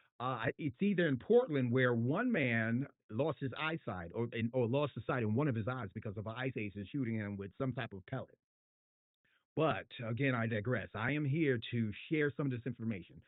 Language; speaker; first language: English; native; English